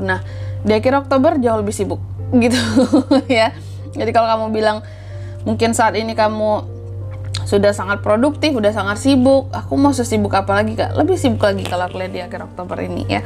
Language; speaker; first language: Indonesian; native; Indonesian